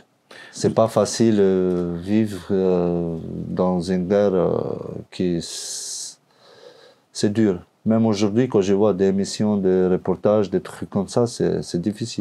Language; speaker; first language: French; non-native, learner; Albanian